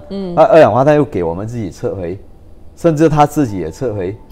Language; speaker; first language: Chinese; non-native, local second language; Cantonese